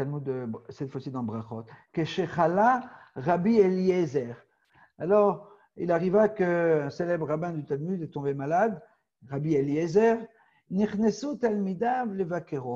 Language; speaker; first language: French; native; French